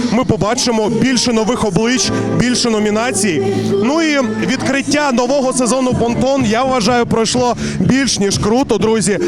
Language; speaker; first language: Ukrainian; native; Ukrainian